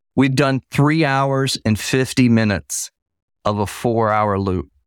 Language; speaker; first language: English; native; English